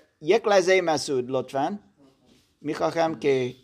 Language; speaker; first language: Persian; non-native, learner; German